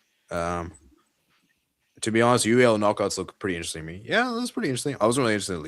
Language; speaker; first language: English; native; English